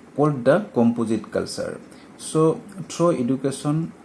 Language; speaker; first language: English; non-native, local second language; Assamese